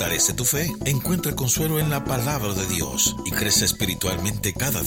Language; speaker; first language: Spanish; native; Spanish